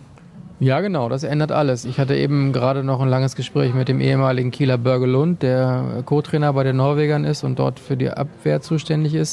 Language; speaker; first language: German; native; German